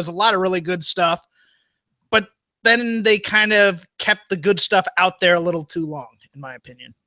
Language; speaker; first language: English; native; English